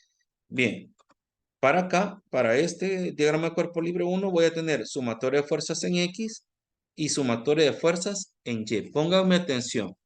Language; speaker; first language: Spanish; native; Spanish